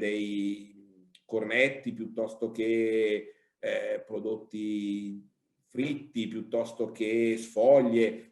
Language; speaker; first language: Italian; native; Italian